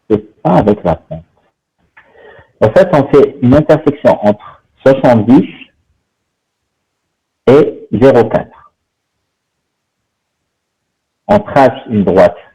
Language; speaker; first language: French; non-native, local second language; Arabic